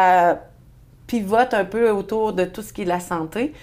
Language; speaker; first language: French; native; French